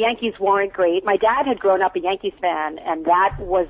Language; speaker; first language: English; native; English